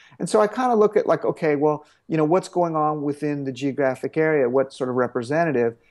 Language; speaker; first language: English; native; English